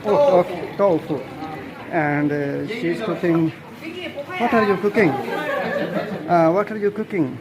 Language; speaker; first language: English; non-native, learner; Urdu